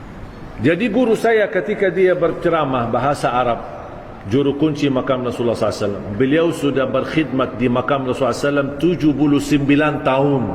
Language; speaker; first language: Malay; non-native, fluent; Arabic